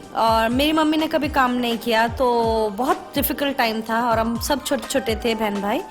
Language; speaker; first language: Urdu; native; Urdu